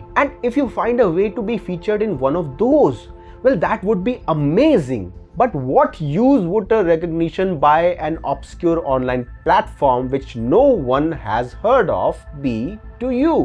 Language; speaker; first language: English; non-native, local second language; Hindi